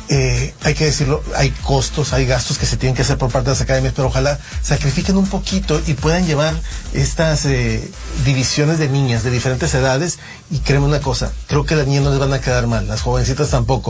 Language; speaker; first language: Spanish; native; Spanish